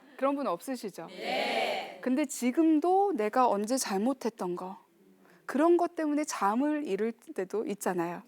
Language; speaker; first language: Korean; early bilingual, heritage; Korean